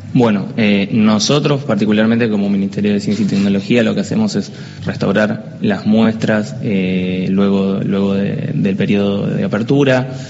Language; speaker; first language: Spanish; native; Spanish